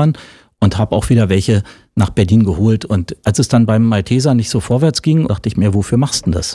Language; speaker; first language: German; native; German